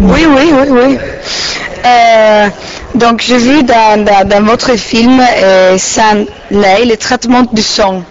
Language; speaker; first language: French; non-native, learner; Italian